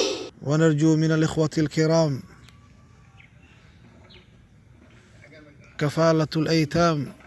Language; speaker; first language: Arabic; non-native, local second language; Somali